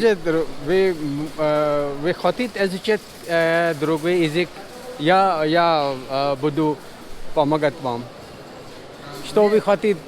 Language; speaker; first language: Russian; non-native, learner; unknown